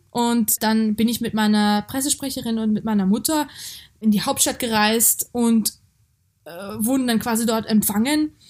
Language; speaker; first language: German; early bilingual, other home language; Georgian